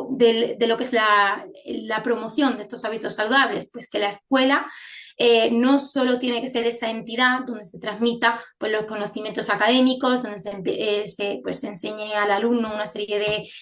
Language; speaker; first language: Spanish; native; Spanish